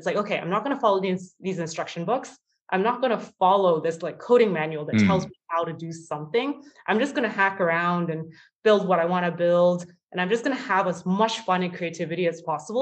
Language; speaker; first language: English; native; English